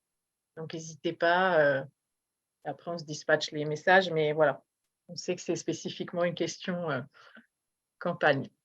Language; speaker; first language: French; native; French